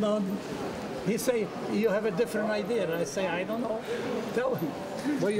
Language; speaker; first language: English; non-native, learner; Russian